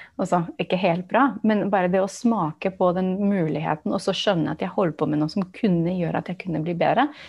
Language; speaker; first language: Norwegian; non-native, fluent; English